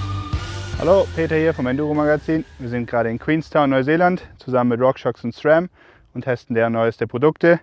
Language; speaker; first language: German; native; German